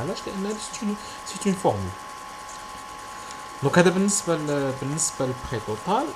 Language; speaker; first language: Arabic; native; Arabic